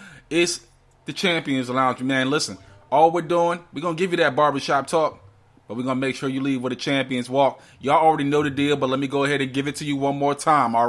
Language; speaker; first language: English; native; English